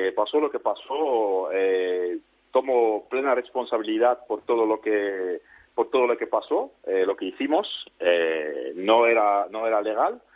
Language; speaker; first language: Spanish; non-native, fluent; Dutch